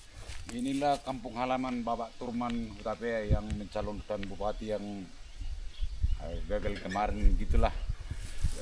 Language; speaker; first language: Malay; non-native, local second language; Batak Toba